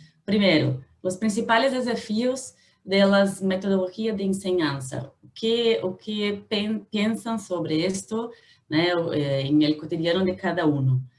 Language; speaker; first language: Spanish; non-native, learner; Portuguese